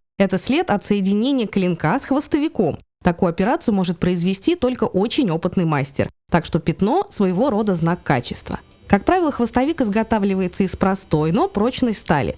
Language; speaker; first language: Russian; native; Russian